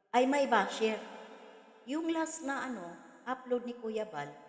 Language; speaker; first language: Filipino; non-native, local second language; Cebuano